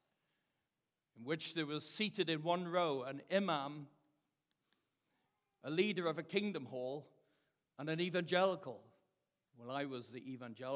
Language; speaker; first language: English; native; English